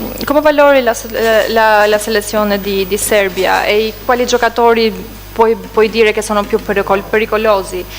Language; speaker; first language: Italian; non-native, fluent; Albanian